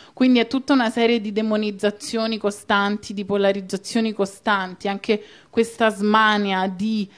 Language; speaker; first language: Italian; native; Italian